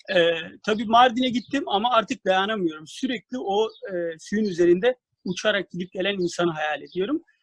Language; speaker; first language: Turkish; native; Turkish